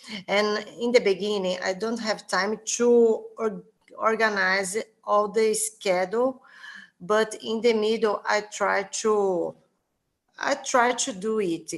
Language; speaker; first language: English; non-native, learner; Portuguese